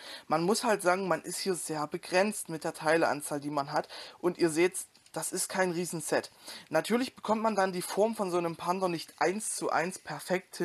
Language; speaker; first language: German; native; German